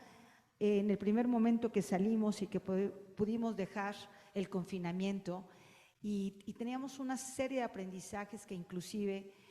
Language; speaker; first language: Spanish; native; Spanish